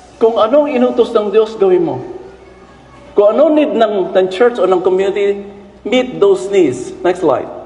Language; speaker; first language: Filipino; non-native, local second language; Iloko